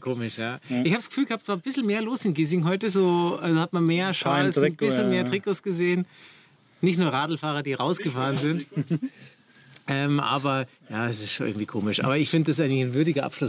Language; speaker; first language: German; native; German